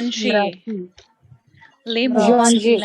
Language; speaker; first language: French; non-native, learner; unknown